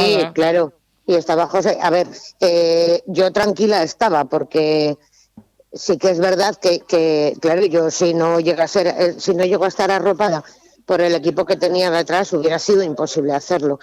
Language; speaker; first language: Spanish; native; Spanish